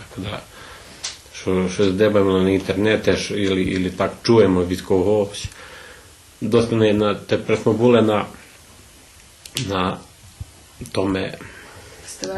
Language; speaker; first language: Ukrainian; early bilingual, heritage; Ukrainian